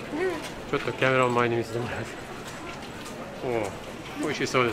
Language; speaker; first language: Japanese; non-native, learner; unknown